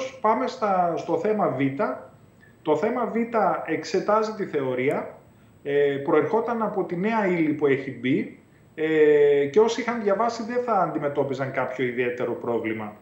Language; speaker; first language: Greek; native; Greek